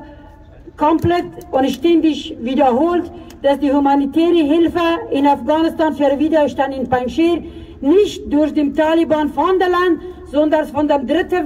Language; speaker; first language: German; non-native, fluent; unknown